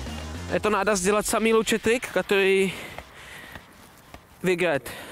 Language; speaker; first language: Russian; non-native, learner; Czech